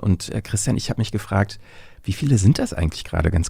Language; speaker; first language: German; native; German